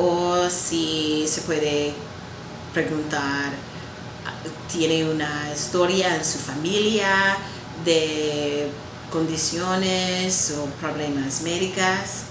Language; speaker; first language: Spanish; non-native, learner; English